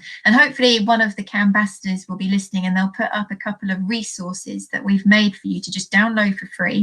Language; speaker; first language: English; native; English